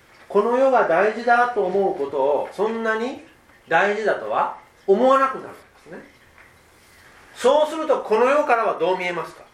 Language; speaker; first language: Japanese; native; Japanese